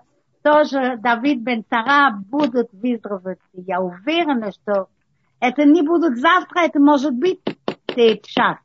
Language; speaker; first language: Russian; early bilingual, heritage; Russian